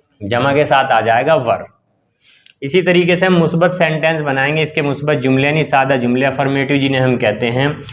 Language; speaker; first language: Urdu; native; Urdu